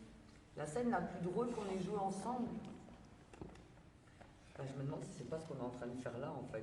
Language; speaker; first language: French; native; French